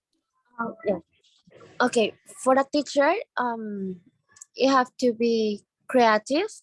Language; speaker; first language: English; non-native, learner; Spanish